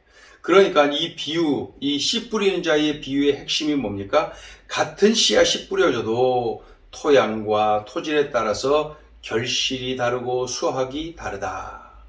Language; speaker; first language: Korean; native; Korean